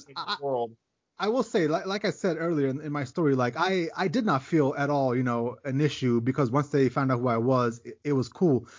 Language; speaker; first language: English; early bilingual, other home language; Urdu